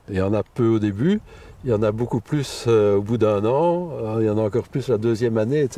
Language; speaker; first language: French; native; French